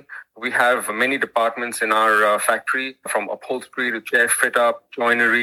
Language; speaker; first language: English; non-native, local second language; Hindi